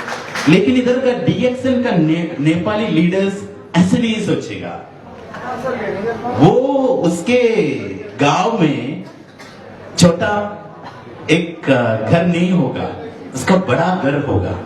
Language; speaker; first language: Hindi; non-native, fluent; Bangla